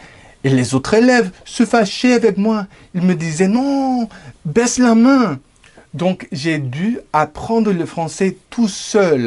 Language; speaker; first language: French; non-native, fluent; English